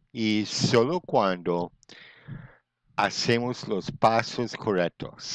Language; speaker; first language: Spanish; non-native, fluent; English